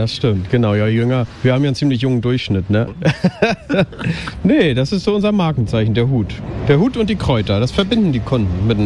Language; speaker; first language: German; native; German